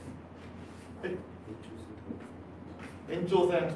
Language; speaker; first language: Japanese; native; Japanese